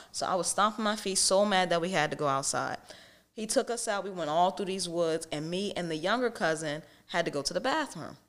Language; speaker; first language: English; native; English